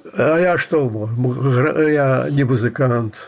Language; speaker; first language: Russian; non-native, local second language; Belarusian